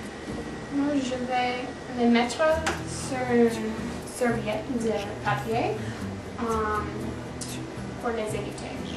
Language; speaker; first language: French; non-native, learner; English